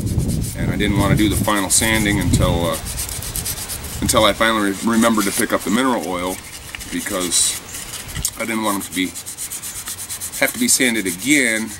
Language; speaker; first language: English; native; English